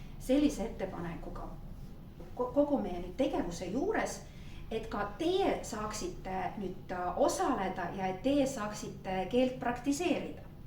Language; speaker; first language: Estonian; non-native, local second language; Russian